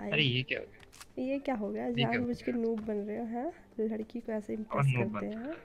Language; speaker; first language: Hindi; native; Hindi